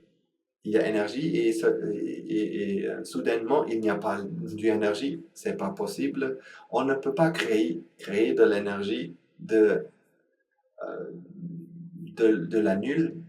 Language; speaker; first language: French; non-native, learner; Sinhala